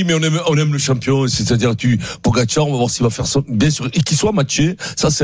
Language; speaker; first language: French; native; French